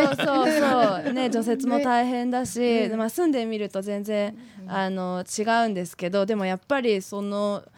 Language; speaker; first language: Japanese; native; Japanese